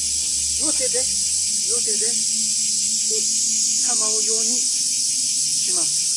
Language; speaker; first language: Japanese; non-native, fluent; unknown